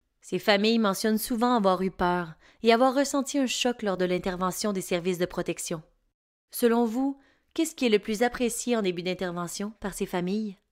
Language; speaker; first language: French; native; French